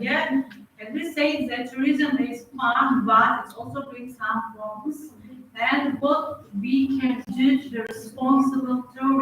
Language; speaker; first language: English; non-native, fluent; Uzbek